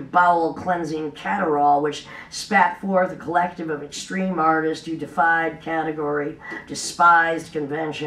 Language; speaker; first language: English; native; English